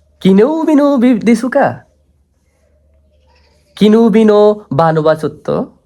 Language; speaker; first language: Japanese; non-native, learner; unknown